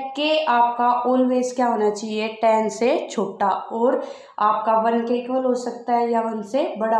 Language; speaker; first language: Hindi; native; Hindi